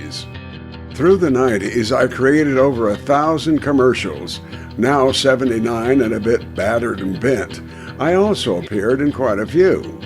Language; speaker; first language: English; native; English